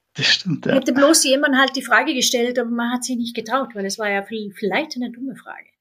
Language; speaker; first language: German; non-native, fluent; Swedish